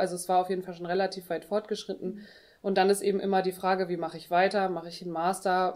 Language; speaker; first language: German; native; German